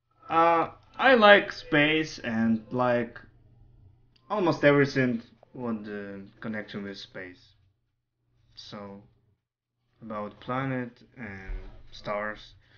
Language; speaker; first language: English; non-native, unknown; Ukrainian